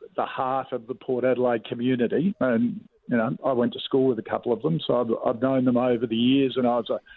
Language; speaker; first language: English; native; English